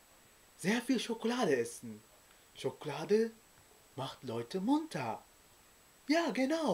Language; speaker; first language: German; early bilingual, other home language; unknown